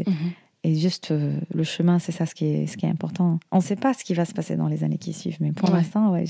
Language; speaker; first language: French; non-native, fluent; Arabic